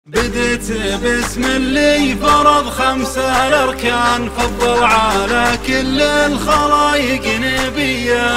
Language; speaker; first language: Arabic; native; Arabic